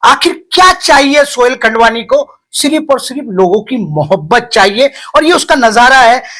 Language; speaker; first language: Hindi; non-native, local second language; Marathi